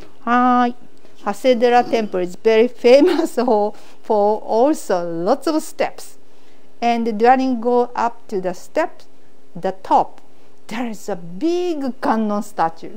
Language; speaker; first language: English; non-native, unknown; Japanese